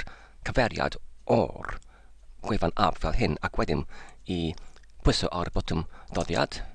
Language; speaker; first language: Welsh; non-native, learner; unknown